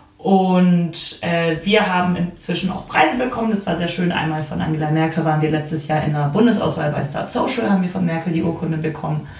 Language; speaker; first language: German; early bilingual, other home language; Polish